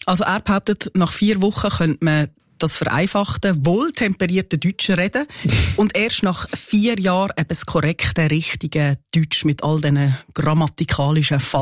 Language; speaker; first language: German; native; German